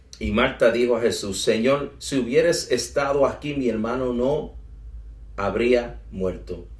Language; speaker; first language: Spanish; early bilingual, heritage; English